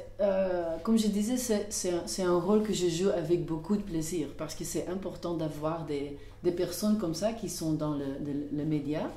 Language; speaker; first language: French; non-native, local second language; Dutch